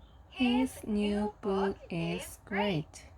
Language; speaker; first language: English; non-native, learner; Korean